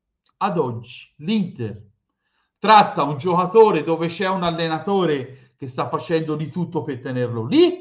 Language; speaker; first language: Italian; native; Italian